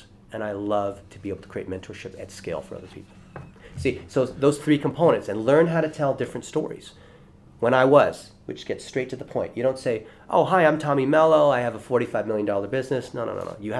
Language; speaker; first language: English; early bilingual, other home language; Chinese